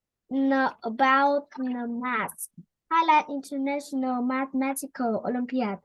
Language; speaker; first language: English; non-native, learner; Vietnamese